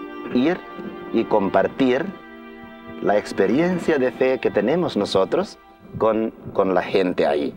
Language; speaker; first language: Spanish; non-native, fluent; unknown